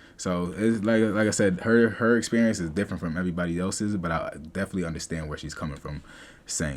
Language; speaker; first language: English; native; English